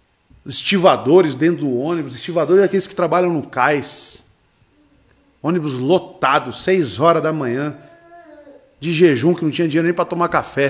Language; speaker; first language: Portuguese; native; Portuguese